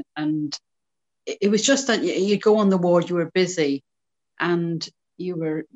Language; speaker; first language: English; native; English